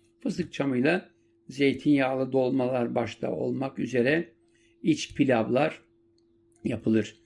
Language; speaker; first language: Turkish; native; Turkish